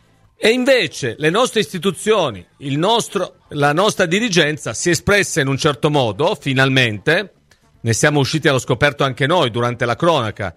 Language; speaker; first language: Italian; native; Italian